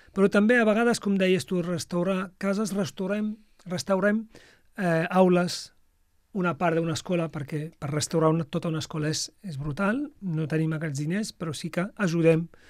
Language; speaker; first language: Catalan; non-native, fluent; Arabic